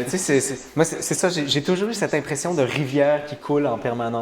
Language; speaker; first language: French; native; French